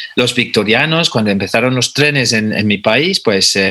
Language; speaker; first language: Spanish; non-native, fluent; English